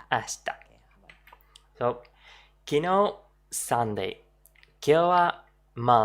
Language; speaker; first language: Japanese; non-native, learner; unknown